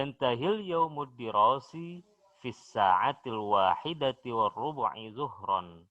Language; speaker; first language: Arabic; non-native, fluent; Indonesian